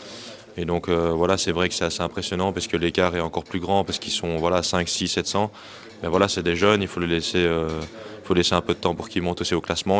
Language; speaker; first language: French; native; French